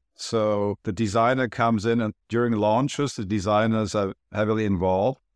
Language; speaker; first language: English; non-native, fluent; Turkish